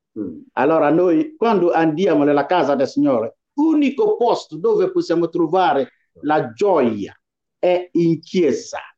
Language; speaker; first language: Italian; non-native, fluent; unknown